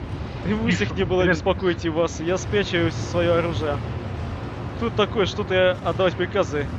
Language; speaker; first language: Russian; native; Russian